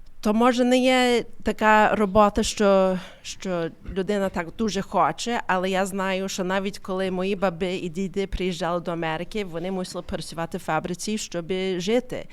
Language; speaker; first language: Ukrainian; early bilingual, heritage; Ukrainian